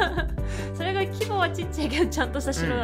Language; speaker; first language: Japanese; native; Japanese